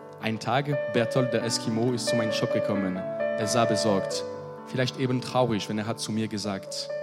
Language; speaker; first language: German; non-native, learner; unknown